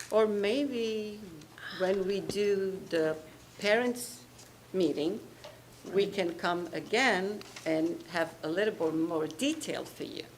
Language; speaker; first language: English; non-native, fluent; Portuguese